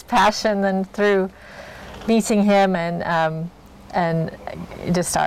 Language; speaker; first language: English; native; English